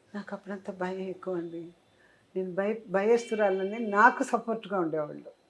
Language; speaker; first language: Telugu; native; Telugu